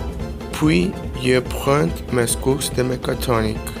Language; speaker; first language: French; non-native, learner; Spanish